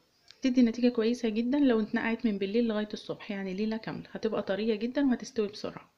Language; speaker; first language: Arabic; native; Arabic